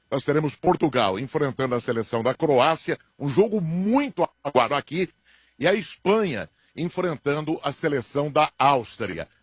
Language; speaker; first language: Portuguese; native; Portuguese